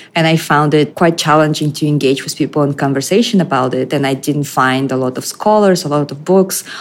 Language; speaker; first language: English; non-native, fluent; Russian